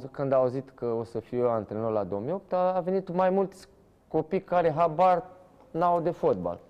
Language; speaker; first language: Romanian; non-native, fluent; Portuguese